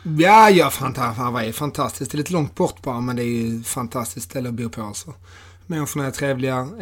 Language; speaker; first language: Swedish; native; Swedish